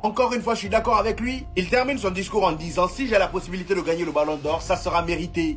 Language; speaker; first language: French; native; French